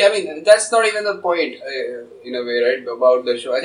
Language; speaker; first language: English; non-native, local second language; Hindi